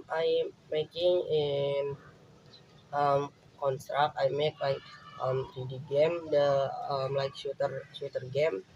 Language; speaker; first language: English; non-native, learner; Indonesian